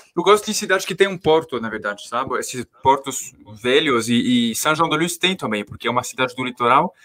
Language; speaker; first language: Portuguese; non-native, fluent; French